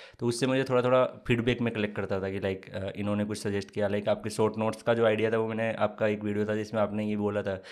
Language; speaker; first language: Hindi; native; Hindi